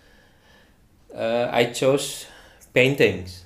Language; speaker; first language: English; non-native, fluent; Indonesian